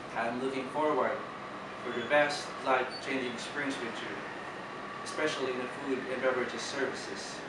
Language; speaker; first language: English; non-native, local second language; Bikol